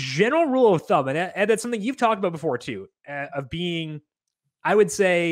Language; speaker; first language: English; native; English